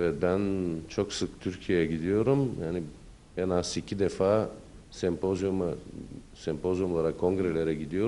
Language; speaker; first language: Turkish; early bilingual, heritage; Turkish